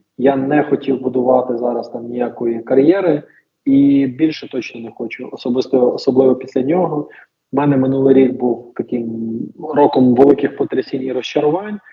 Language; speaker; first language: Ukrainian; native; Ukrainian